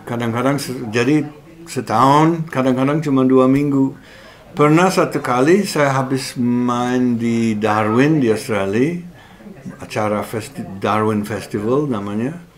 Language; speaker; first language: Indonesian; non-native, fluent; English